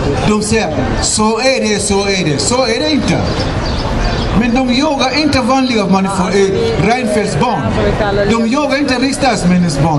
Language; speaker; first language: Swedish; non-native, fluent; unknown